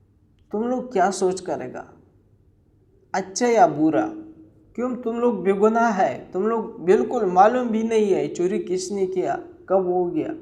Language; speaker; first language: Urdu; non-native, local second language; Pashto